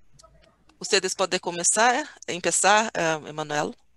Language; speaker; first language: Spanish; non-native, learner; Portuguese